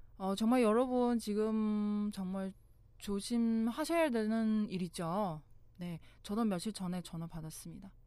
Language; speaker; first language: Korean; non-native, fluent; Chinese